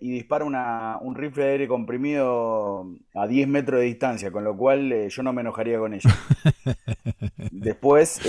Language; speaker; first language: Spanish; native; Spanish